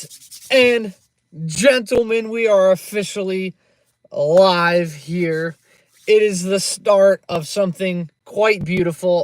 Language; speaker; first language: English; native; English